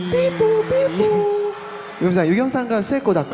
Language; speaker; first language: Japanese; non-native, learner; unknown